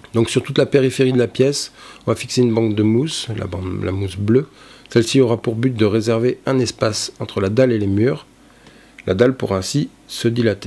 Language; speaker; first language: French; native; French